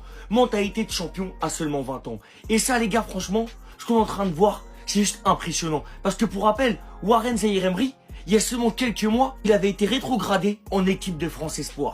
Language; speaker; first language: French; native; French